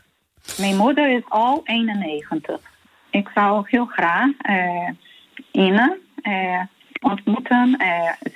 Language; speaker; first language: Dutch; early bilingual, heritage; Portuguese